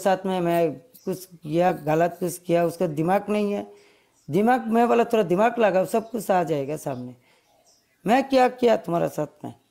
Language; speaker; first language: Hindi; non-native, learner; Bangla